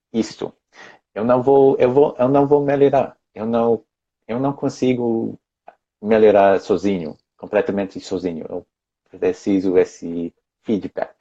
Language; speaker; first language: Portuguese; non-native, fluent; English